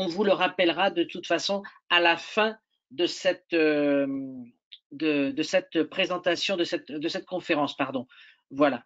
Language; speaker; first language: French; native; French